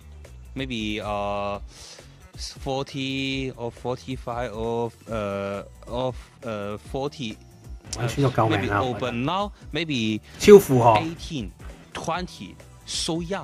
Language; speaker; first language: English; non-native, learner; Chinese